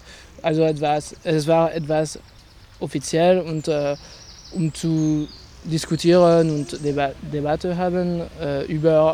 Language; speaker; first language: German; non-native, fluent; French